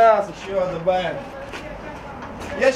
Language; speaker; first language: Russian; native; Russian